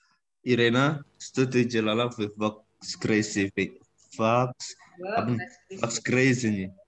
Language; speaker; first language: Russian; non-native, learner; Indonesian